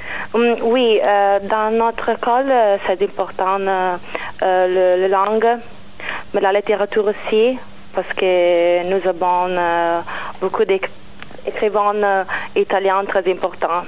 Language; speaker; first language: French; non-native, learner; Italian